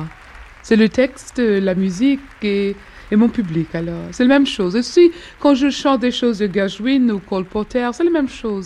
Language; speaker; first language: French; non-native, fluent; English